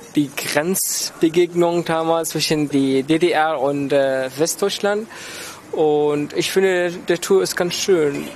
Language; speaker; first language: German; non-native, learner; Arabic